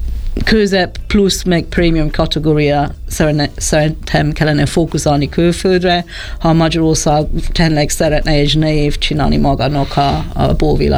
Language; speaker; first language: Hungarian; non-native, learner; English